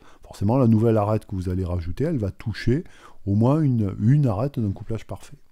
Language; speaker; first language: French; native; French